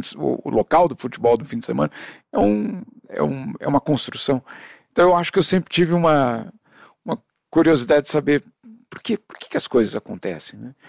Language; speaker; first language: Portuguese; early bilingual, other home language; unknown